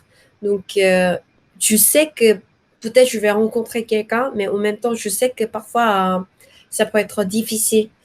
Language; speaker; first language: French; non-native, learner; Korean